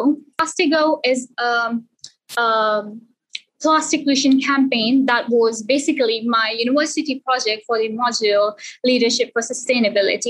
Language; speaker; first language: English; non-native, local second language; Punjabi